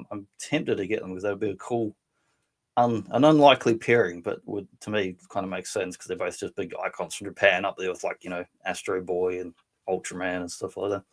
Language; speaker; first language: English; native; English